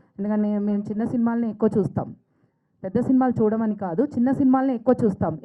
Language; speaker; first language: Telugu; native; Telugu